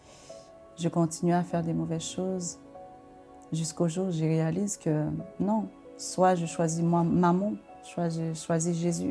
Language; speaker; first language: French; non-native, local second language; Haitian Creole